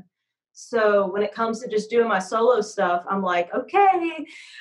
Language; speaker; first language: English; native; English